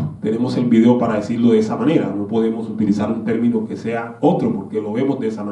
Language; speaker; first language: Spanish; native; Spanish